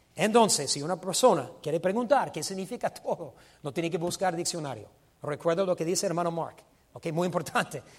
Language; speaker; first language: Spanish; non-native, fluent; English